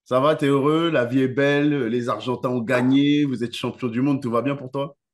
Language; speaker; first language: French; native; French